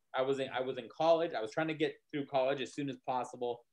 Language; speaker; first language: English; native; English